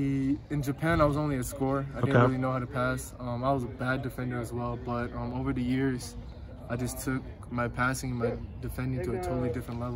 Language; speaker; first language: English; non-native, fluent; Japanese